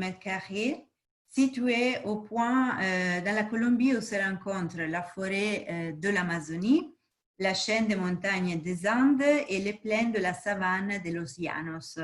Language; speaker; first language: French; non-native, fluent; Spanish